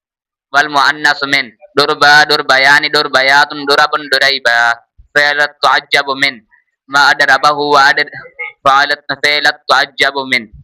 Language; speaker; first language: Arabic; non-native, learner; Urdu